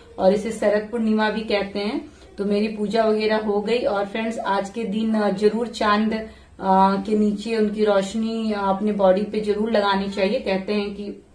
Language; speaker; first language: Hindi; native; Hindi